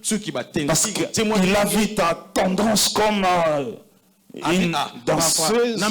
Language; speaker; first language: French; non-native, local second language; Lingala